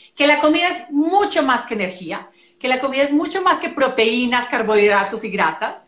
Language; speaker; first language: Spanish; native; Spanish